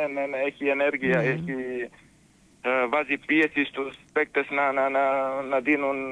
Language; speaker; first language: Greek; non-native, fluent; Serbian